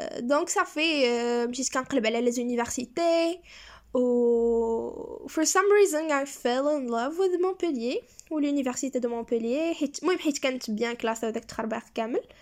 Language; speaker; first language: French; non-native, local second language; Arabic